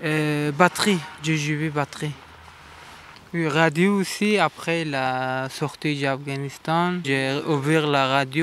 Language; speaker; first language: French; non-native, learner; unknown